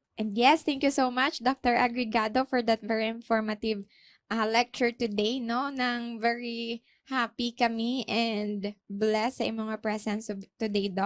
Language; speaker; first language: English; non-native, local second language; Hiligaynon